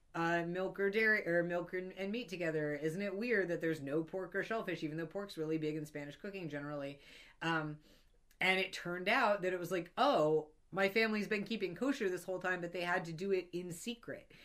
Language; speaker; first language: English; native; English